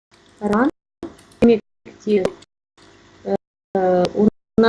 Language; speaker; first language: Kazakh; non-native, learner; Russian